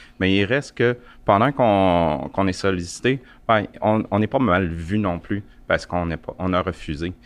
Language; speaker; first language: French; native; French